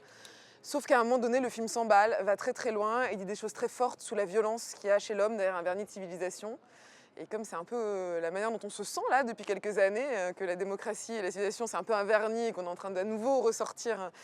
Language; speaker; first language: French; native; French